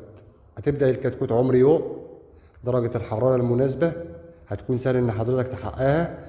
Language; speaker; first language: Arabic; native; Arabic